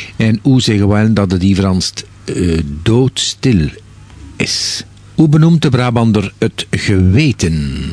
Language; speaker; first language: Dutch; native; Dutch